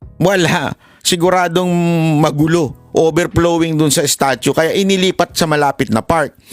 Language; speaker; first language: Filipino; native; Filipino